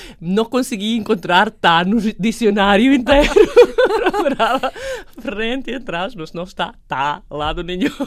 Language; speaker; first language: Portuguese; non-native, fluent; Serbian